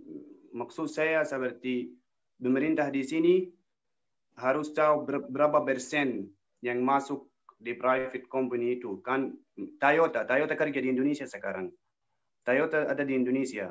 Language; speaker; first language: Indonesian; non-native, learner; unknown